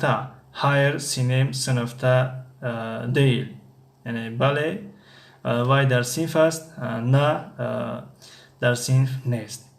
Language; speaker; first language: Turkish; non-native, fluent; Tajik